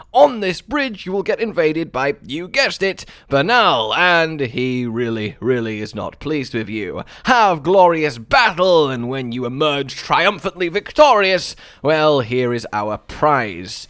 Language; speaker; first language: English; native; English